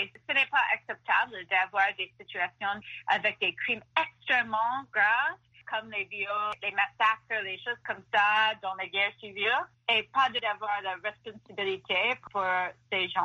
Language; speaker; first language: French; non-native, fluent; English